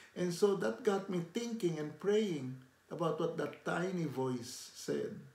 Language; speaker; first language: English; non-native, local second language; Filipino